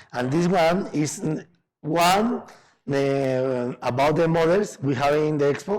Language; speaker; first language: English; non-native, learner; Spanish